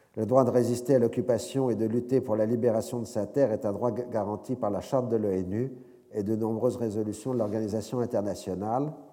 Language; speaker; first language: French; native; French